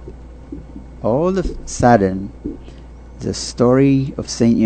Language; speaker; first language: English; non-native, fluent; Tigrinya